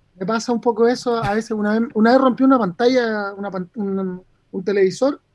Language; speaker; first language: Spanish; native; Spanish